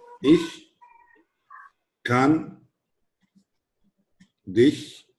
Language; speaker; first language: German; non-native, fluent; Greek